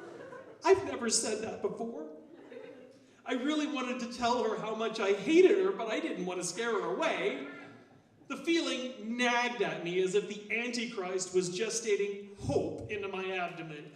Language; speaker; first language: English; native; English